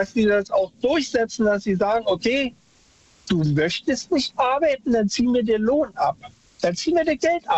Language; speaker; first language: German; native; German